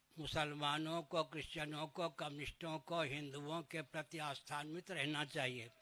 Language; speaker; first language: Hindi; native; Hindi